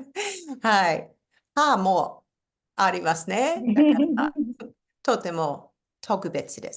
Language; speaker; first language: Japanese; non-native, fluent; English